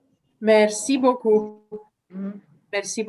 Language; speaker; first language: French; non-native, learner; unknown